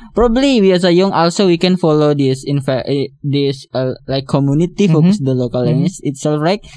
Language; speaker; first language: English; non-native, learner; Buginese